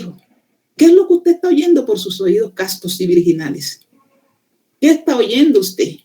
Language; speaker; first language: Spanish; native; Spanish